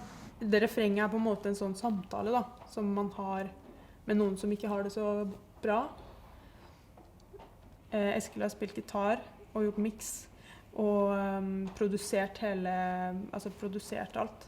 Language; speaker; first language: Norwegian; native; Norwegian